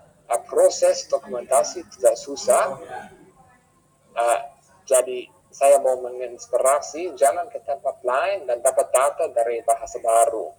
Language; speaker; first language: Indonesian; non-native, fluent; English